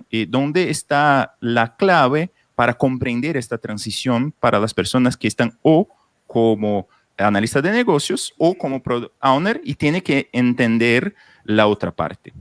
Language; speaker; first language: Spanish; non-native, fluent; Portuguese